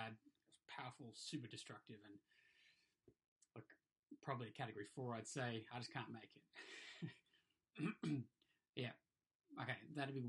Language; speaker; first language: English; native; English